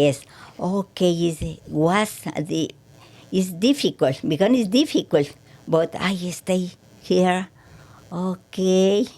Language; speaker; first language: English; non-native, learner; Spanish